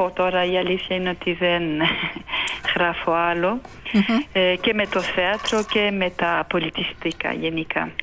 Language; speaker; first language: Greek; early bilingual, heritage; Greek